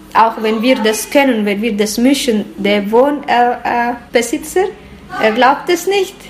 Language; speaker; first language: German; non-native, learner; Tigrinya